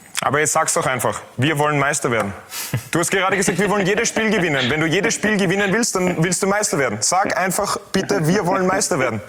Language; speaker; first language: German; native; German